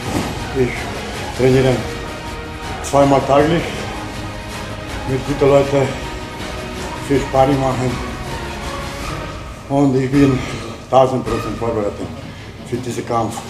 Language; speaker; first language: German; non-native, learner; Polish